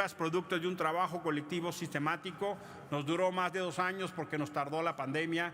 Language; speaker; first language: Spanish; native; Spanish